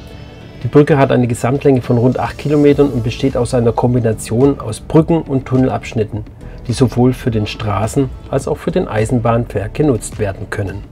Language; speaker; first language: German; native; German